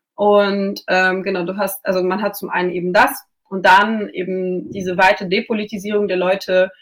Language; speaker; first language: German; non-native, local second language; Russian